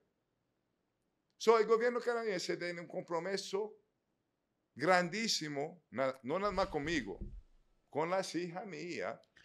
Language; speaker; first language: Spanish; native; Spanish